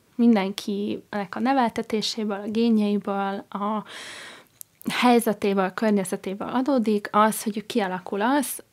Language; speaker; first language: Hungarian; non-native, fluent; English